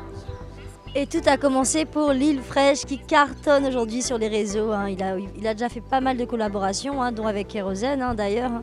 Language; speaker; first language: French; native; French